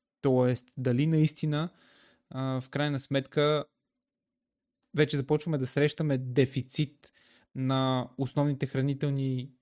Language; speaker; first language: Bulgarian; native; Bulgarian